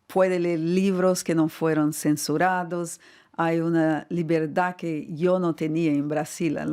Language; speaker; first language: Spanish; non-native, fluent; Portuguese